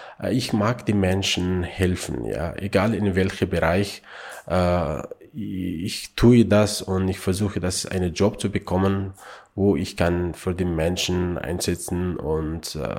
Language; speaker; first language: German; non-native, learner; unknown